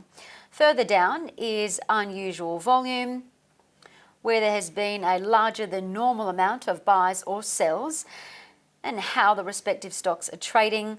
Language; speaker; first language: English; native; English